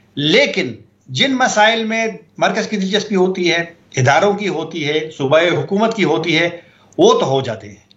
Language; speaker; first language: Urdu; non-native, local second language; Pashto